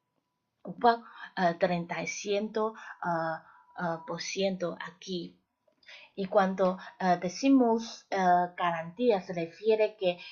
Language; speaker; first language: Spanish; non-native, fluent; Chinese